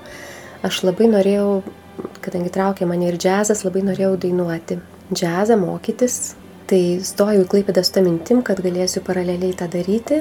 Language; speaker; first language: Lithuanian; native; Lithuanian